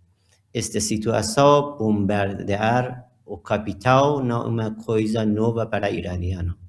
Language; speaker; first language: Portuguese; non-native, learner; Persian